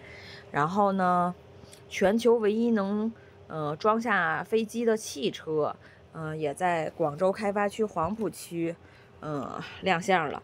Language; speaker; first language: Chinese; native; Chinese